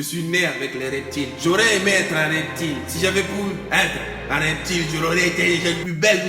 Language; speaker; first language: French; native; French